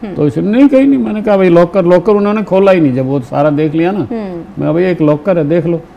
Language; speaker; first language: Hindi; native; Hindi